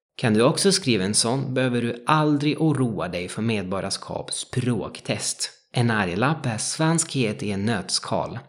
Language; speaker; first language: Swedish; non-native, fluent; Italian